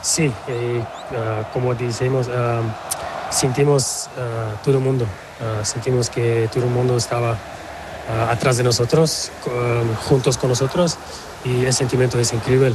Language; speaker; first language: Spanish; non-native, fluent; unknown